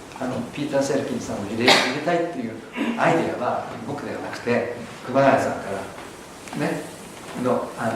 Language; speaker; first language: Japanese; native; Japanese